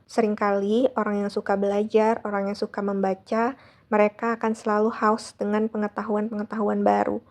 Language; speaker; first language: Indonesian; non-native, local second language; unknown